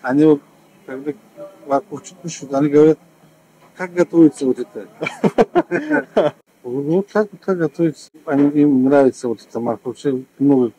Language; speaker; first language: Russian; non-native, learner; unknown